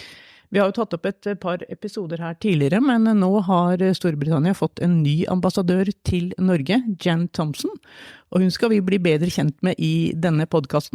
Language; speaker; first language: Norwegian; native; Norwegian